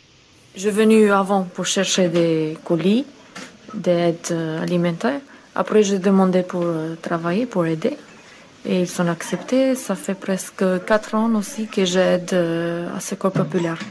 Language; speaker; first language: French; non-native, learner; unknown